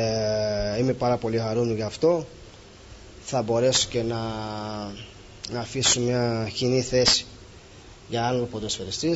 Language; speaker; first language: Greek; non-native, fluent; Portuguese